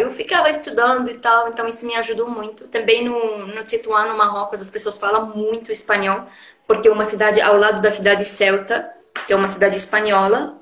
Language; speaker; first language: Portuguese; non-native, fluent; Arabic